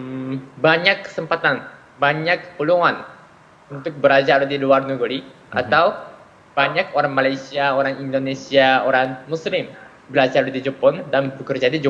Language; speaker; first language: Indonesian; non-native, fluent; Japanese